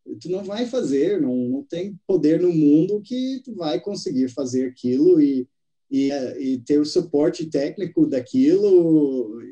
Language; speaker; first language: Portuguese; non-native, fluent; English